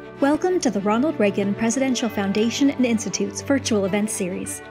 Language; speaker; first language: English; native; English